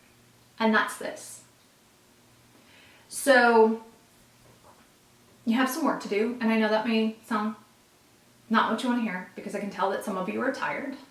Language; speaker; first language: English; native; English